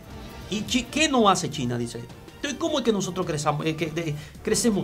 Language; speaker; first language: Spanish; native; Spanish